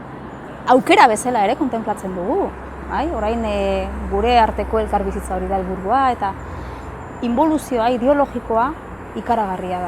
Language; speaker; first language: Basque; native; Basque